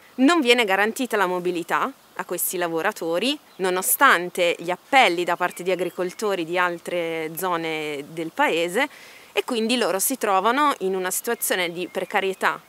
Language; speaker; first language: Italian; native; Italian